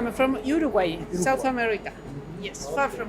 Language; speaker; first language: English; non-native, learner; Spanish